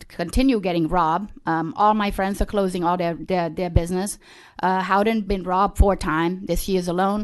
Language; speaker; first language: English; early bilingual, other home language; Khmer